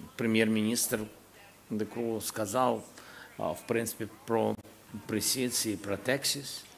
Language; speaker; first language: Ukrainian; non-native, local second language; Russian